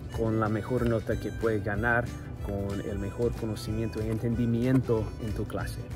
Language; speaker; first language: Spanish; non-native, fluent; English